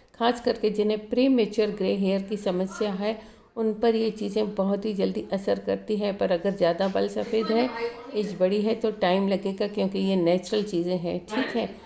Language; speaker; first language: Hindi; native; Hindi